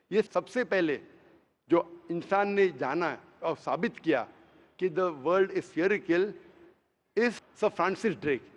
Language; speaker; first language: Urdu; non-native, local second language; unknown